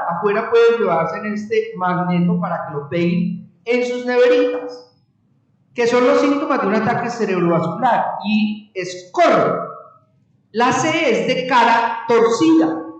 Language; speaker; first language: Spanish; native; Spanish